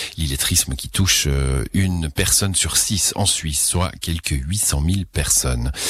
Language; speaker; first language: French; native; French